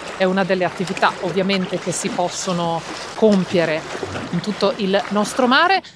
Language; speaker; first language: Italian; native; Italian